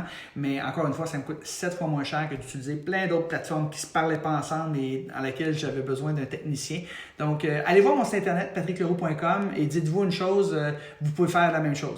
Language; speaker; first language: French; native; French